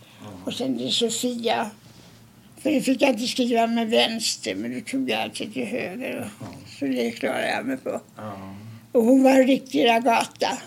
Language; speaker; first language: Swedish; early bilingual, other home language; German